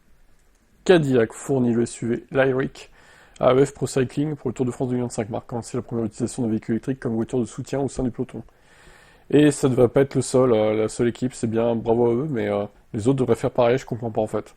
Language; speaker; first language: French; native; French